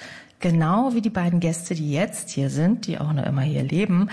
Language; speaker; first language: German; native; German